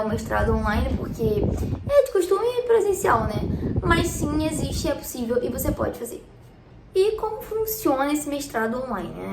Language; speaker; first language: Portuguese; native; Portuguese